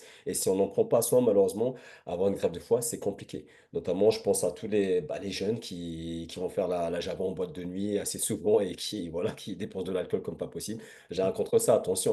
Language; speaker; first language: French; native; French